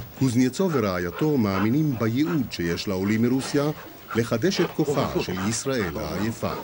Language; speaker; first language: Hebrew; native; Hebrew